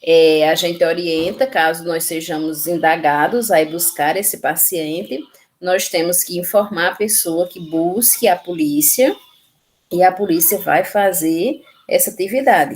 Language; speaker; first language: Portuguese; native; Portuguese